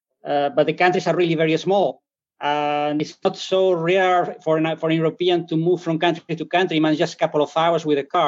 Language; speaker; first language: English; non-native, fluent; Spanish